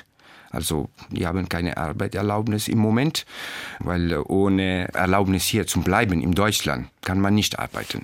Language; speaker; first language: German; non-native, learner; Persian